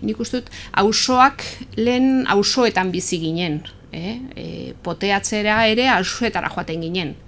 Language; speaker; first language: Basque; non-native, local second language; Spanish